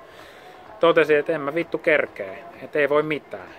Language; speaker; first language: Finnish; native; Finnish